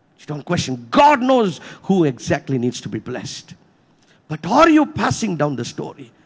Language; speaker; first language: English; non-native, local second language; Tamil